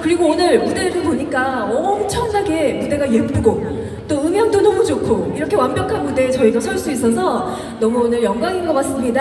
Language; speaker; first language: Korean; native; Korean